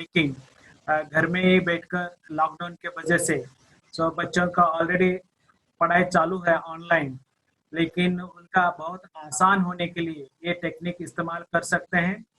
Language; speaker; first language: Hindi; non-native, local second language; Marathi